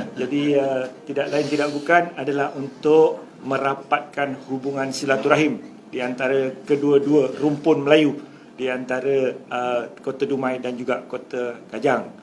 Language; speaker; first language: Malay; native; Malay